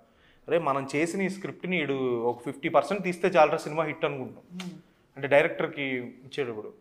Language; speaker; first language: Telugu; native; Telugu